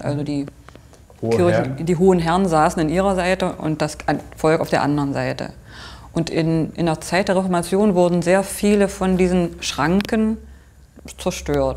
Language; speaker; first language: German; native; German